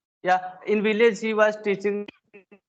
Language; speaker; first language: English; non-native, learner; Hindi